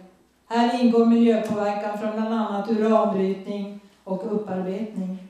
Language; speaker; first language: Swedish; native; Swedish